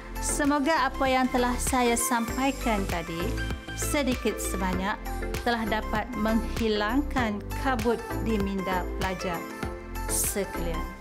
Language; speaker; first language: Malay; native; Malay